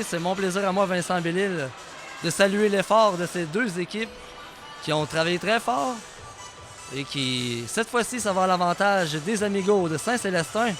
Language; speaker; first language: French; native; French